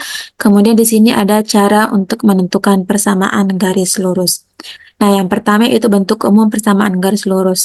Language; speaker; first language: Indonesian; native; Indonesian